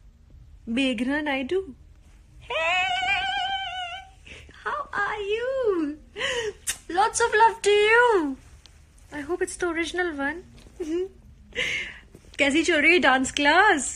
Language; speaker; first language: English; non-native, local second language; Hindi